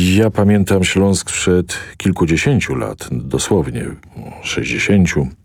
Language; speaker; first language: Polish; native; Polish